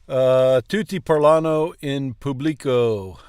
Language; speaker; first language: Italian; non-native, learner; English